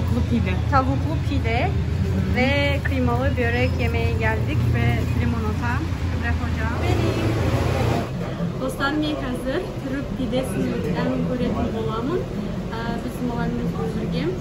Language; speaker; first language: Turkish; non-native, learner; Kazakh